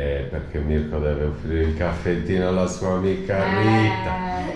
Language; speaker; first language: Italian; native; Italian